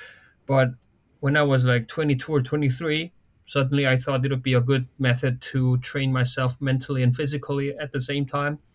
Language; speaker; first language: English; non-native, fluent; Korean